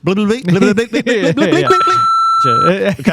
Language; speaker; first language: English; native; English